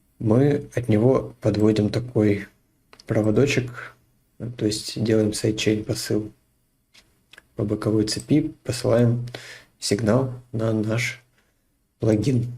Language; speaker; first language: Russian; native; Russian